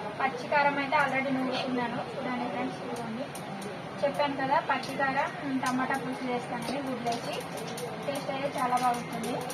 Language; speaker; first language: Telugu; native; Telugu